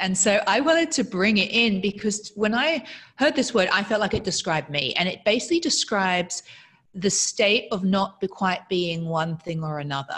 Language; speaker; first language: English; native; English